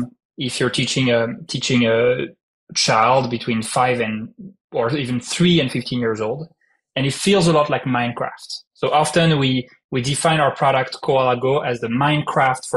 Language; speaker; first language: English; non-native, fluent; French